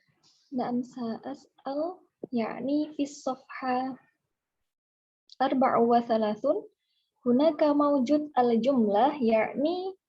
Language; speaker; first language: Arabic; non-native, learner; Indonesian